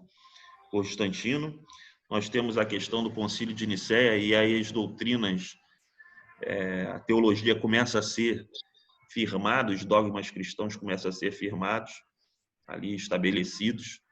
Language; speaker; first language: Portuguese; native; Portuguese